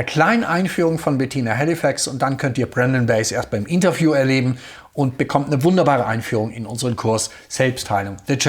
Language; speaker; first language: German; native; German